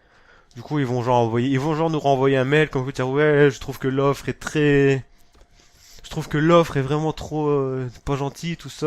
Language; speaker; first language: French; native; French